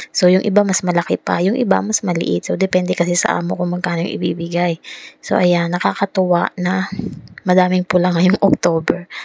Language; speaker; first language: Filipino; native; Filipino